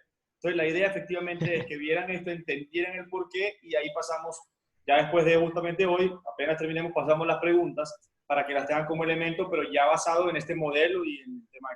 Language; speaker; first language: Spanish; native; Spanish